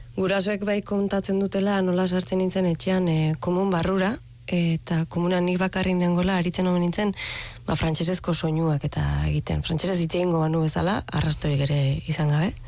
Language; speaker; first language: Basque; native; Basque